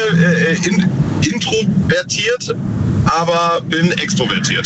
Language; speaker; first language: German; native; German